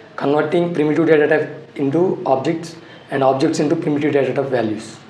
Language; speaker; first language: English; non-native, local second language; Telugu